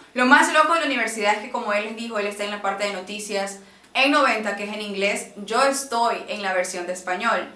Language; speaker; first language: Spanish; native; Spanish